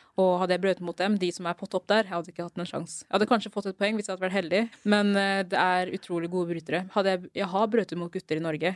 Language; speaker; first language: Norwegian; early bilingual, other home language; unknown